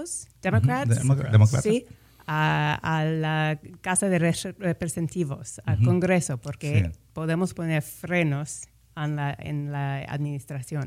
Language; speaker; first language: Spanish; non-native, fluent; English